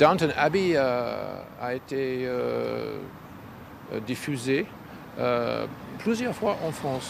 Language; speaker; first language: French; non-native, learner; English